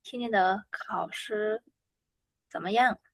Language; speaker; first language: Chinese; non-native, fluent; Vietnamese